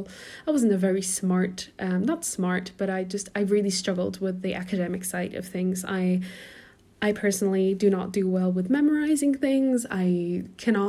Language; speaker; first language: English; native; English